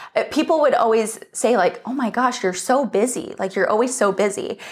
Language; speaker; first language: English; native; English